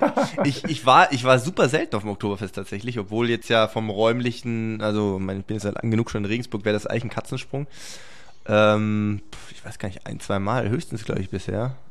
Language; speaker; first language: German; native; German